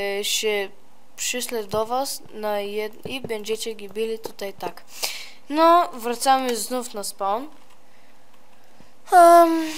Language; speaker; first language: Polish; early bilingual, heritage; Polish